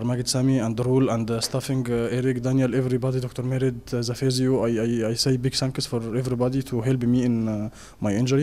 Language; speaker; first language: English; non-native, learner; Arabic